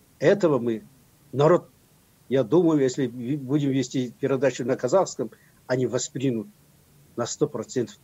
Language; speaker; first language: Russian; non-native, local second language; Kazakh